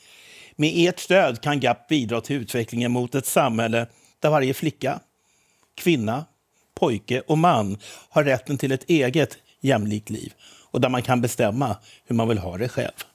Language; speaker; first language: Swedish; native; Swedish